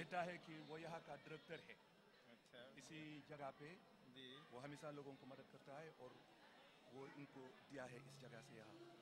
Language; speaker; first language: Hindi; non-native, learner; Wolof